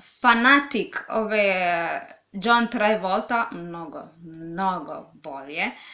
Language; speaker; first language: Serbian; non-native, learner; Swahili